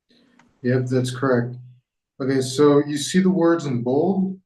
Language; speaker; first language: English; non-native, fluent; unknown